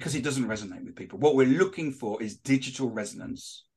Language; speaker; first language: English; native; English